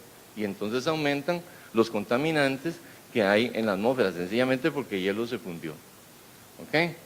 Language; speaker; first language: Spanish; native; Spanish